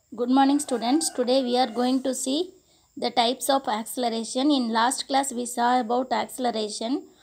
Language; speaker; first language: English; non-native, local second language; Tamil